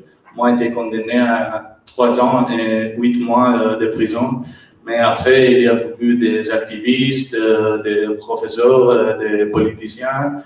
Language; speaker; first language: French; non-native, learner; Catalan